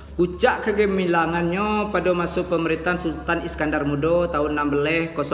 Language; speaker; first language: Malay; non-native, local second language; Minangkabau